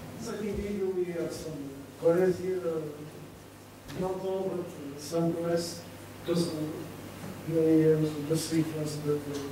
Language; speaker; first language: English; non-native, learner; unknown